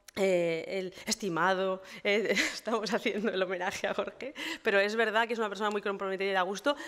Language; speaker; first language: Spanish; native; Spanish